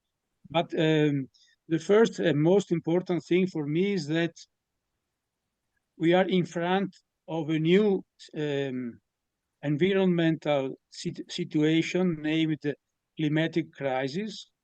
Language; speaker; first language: English; non-native, learner; Italian